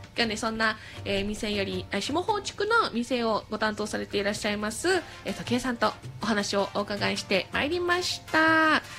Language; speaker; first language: Japanese; native; Japanese